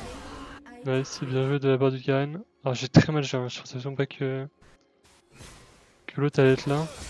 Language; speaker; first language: French; native; French